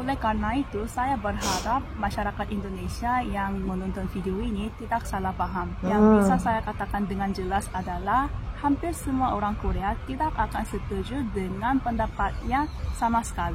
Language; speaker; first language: Indonesian; non-native, fluent; Korean